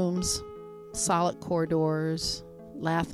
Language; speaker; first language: English; native; English